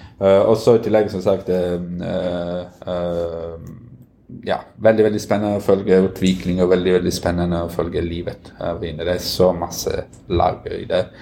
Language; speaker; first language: Norwegian; non-native, fluent; Italian